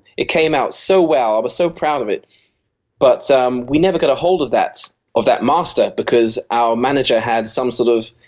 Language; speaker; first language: English; native; English